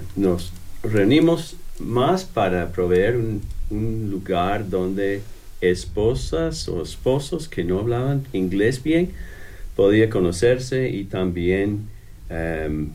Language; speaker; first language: Spanish; non-native, fluent; English